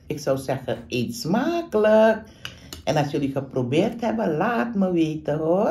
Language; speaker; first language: Dutch; non-native, local second language; Caribbean Hindustani